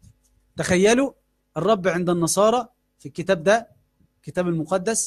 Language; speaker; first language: Arabic; native; Arabic